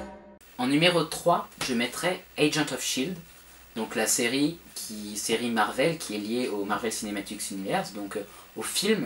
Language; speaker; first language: French; native; French